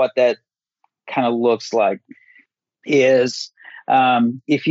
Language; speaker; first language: English; native; English